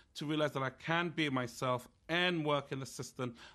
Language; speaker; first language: English; native; English